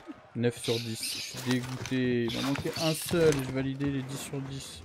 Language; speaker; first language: French; native; French